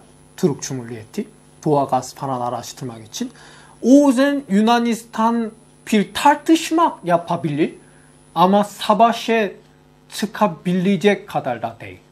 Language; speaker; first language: Turkish; non-native, learner; Korean